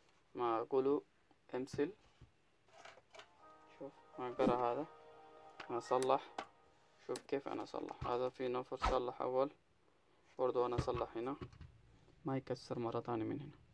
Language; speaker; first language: Arabic; non-native, learner; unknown